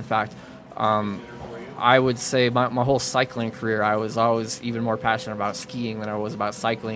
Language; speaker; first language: English; native; English